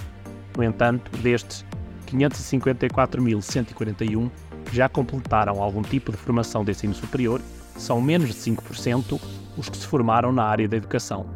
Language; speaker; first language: Portuguese; native; Portuguese